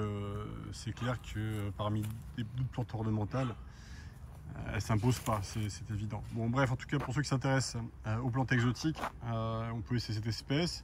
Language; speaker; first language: French; native; French